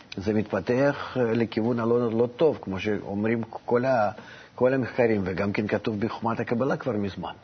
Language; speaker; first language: Hebrew; non-native, fluent; Russian